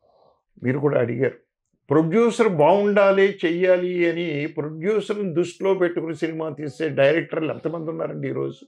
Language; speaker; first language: Telugu; native; Telugu